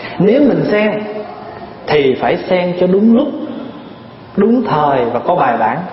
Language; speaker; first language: Vietnamese; early bilingual, heritage; Vietnamese